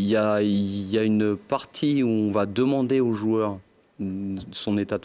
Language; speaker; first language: French; native; French